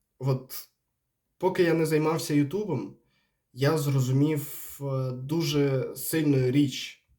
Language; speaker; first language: Ukrainian; non-native, local second language; Russian